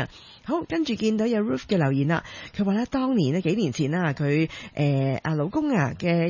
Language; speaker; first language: Cantonese; native; Cantonese